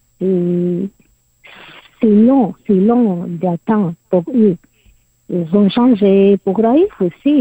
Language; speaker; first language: French; non-native, learner; Arabic